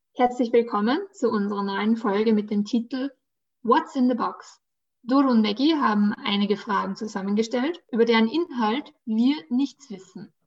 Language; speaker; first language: German; early bilingual, other home language; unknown